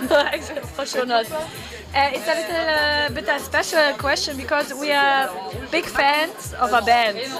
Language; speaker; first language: English; non-native, learner; German